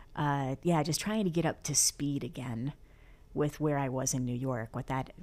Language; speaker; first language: English; native; English